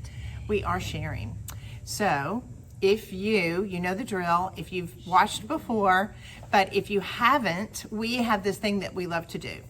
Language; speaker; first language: English; native; English